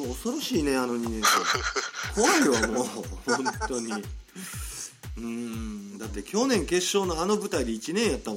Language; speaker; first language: Japanese; native; Japanese